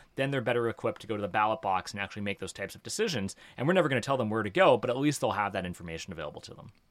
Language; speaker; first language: English; native; English